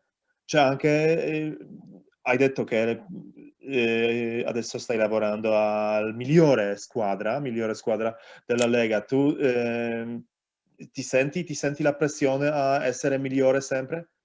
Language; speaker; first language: Italian; non-native, learner; Polish